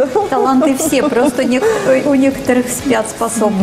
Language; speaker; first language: Russian; native; Russian